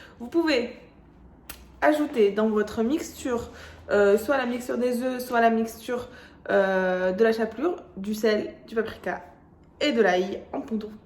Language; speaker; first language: French; early bilingual, other home language; Arabic